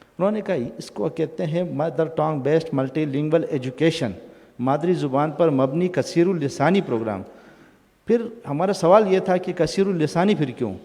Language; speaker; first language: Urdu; non-native, local second language; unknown